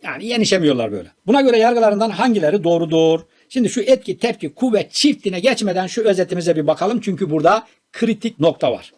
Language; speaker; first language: Turkish; native; Turkish